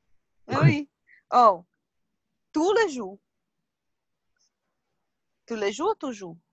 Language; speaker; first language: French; non-native, learner; Portuguese